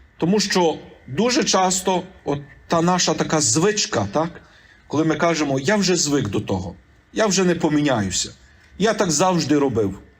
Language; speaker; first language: Ukrainian; native; Ukrainian